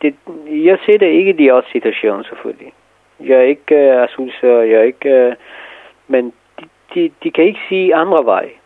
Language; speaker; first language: Danish; non-native, fluent; Persian